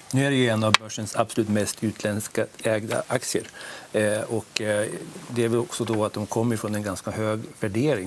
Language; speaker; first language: Swedish; native; Swedish